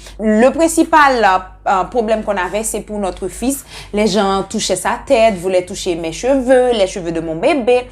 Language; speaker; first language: French; non-native, local second language; Haitian Creole